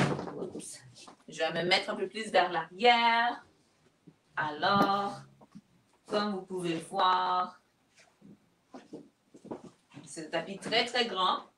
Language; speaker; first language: French; native; French